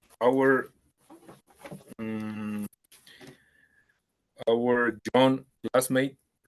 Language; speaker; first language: English; non-native, learner; Spanish